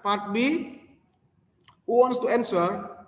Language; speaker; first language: English; non-native, local second language; Indonesian